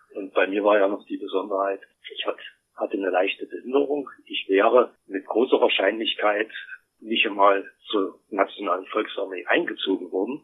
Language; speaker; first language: German; native; German